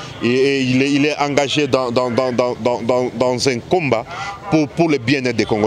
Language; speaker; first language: French; non-native, local second language; Swahili